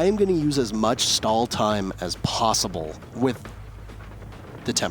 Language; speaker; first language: English; native; English